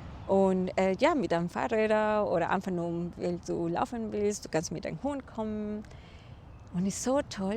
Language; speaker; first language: German; non-native, fluent; Spanish